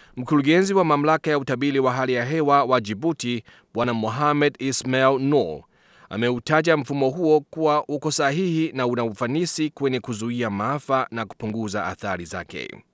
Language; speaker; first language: Swahili; non-native, fluent; Chinese